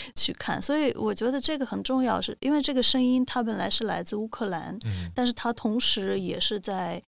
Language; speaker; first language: Chinese; non-native, fluent; Russian